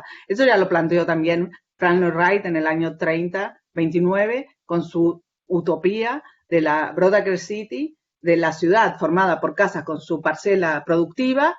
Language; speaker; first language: Spanish; native; Spanish